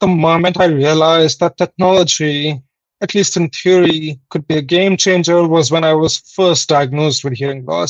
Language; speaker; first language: English; non-native, local second language; Hindi